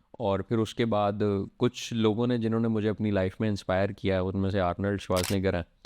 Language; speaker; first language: Urdu; native; Urdu